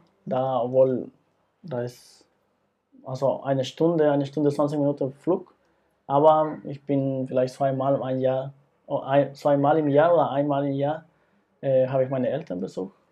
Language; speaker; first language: German; non-native, fluent; Spanish